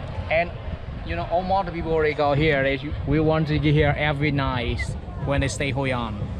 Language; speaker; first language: English; non-native, learner; Vietnamese